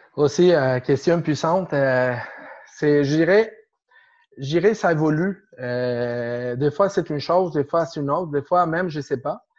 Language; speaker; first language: French; non-native, fluent; Spanish